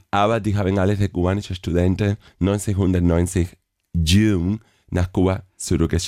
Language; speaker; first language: German; non-native, fluent; Spanish